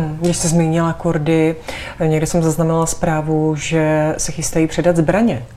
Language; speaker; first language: Czech; native; Czech